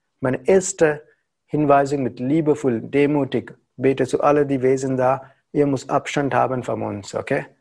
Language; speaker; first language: German; non-native, learner; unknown